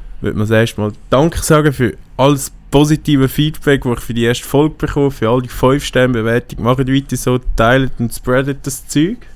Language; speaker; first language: German; native; German